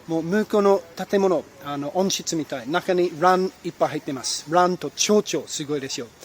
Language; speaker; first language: Japanese; non-native, fluent; English